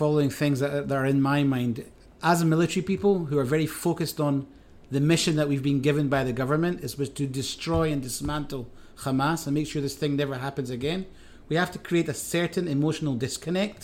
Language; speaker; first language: English; native; English